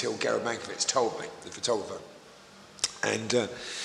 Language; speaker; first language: English; native; English